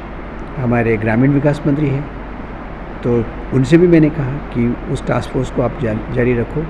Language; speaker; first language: Hindi; native; Hindi